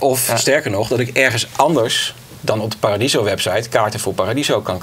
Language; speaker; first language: Dutch; native; Dutch